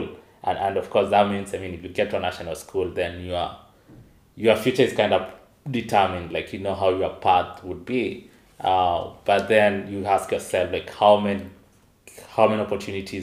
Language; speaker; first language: English; non-native, local second language; Kamba